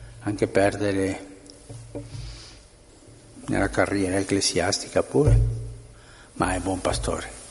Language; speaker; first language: Italian; non-native, fluent; Spanish